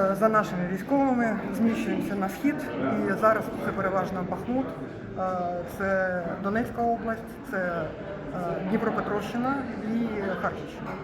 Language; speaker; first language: Ukrainian; native; Ukrainian